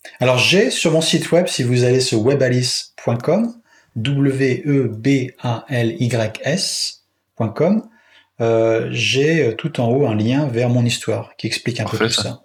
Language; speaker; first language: French; native; French